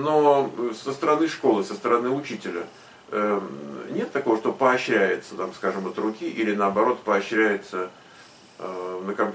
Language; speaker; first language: Russian; native; Russian